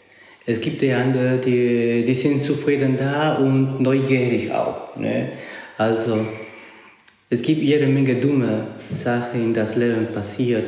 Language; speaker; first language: German; non-native, learner; Spanish